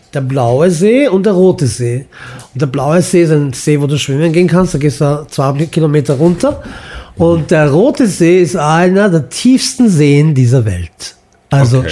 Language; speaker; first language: German; early bilingual, other home language; Croatian